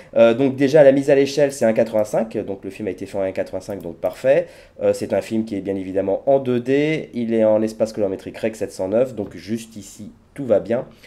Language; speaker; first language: French; native; French